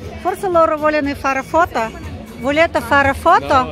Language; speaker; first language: Italian; non-native, learner; Russian